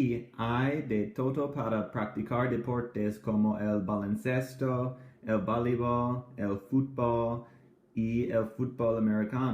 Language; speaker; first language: Spanish; non-native, fluent; English